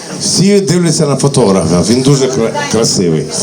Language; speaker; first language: Ukrainian; native; Ukrainian